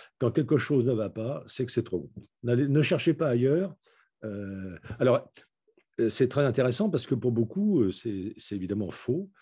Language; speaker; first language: French; native; French